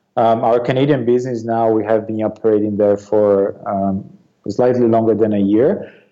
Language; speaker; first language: English; non-native, fluent; Portuguese